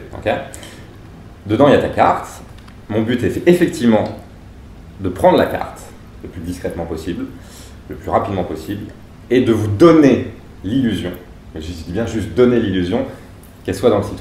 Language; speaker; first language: French; native; French